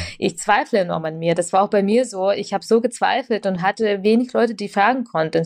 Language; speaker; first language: German; early bilingual, other home language; Russian